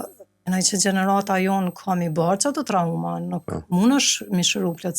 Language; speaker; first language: Albanian; native; Albanian